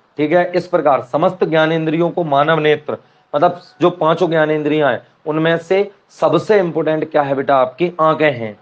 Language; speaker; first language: Hindi; non-native, local second language; Marathi